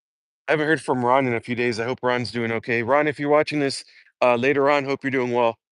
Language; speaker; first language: English; native; English